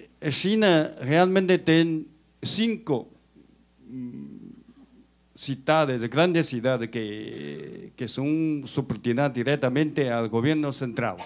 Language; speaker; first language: Spanish; non-native, fluent; Chinese